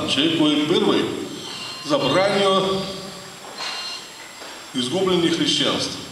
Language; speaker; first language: Russian; native; Russian